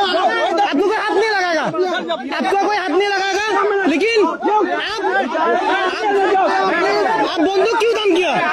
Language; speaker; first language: Hindi; non-native, learner; Bangla